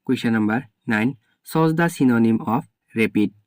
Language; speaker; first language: English; non-native, local second language; Assamese